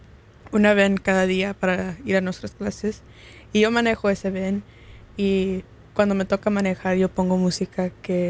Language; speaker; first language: Spanish; early bilingual, heritage; Spanish